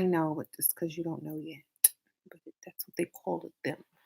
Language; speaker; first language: English; native; English